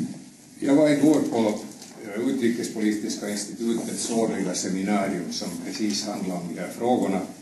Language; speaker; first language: Swedish; native; Swedish